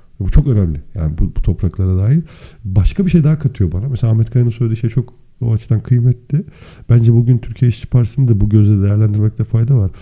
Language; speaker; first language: Turkish; native; Turkish